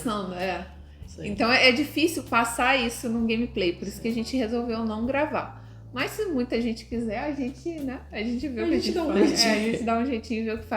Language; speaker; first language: Portuguese; native; Portuguese